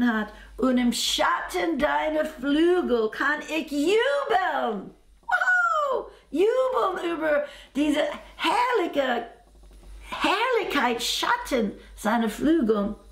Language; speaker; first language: German; non-native, fluent; English